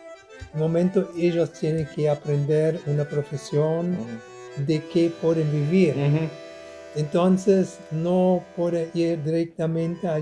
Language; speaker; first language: Spanish; non-native, learner; German